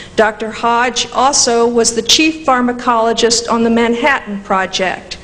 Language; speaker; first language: English; native; English